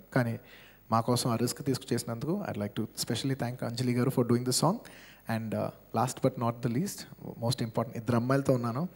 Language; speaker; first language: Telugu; native; Telugu